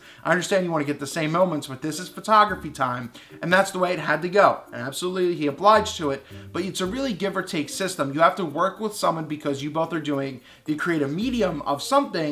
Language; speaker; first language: English; native; English